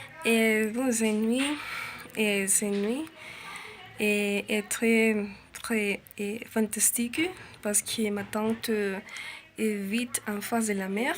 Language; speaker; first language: French; non-native, learner; Spanish